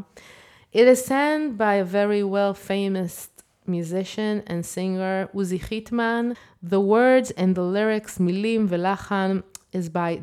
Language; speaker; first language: English; non-native, fluent; Hebrew